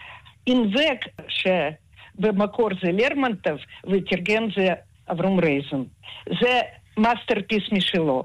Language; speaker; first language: Hebrew; non-native, fluent; Russian